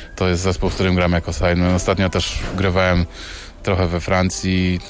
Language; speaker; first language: Polish; native; Polish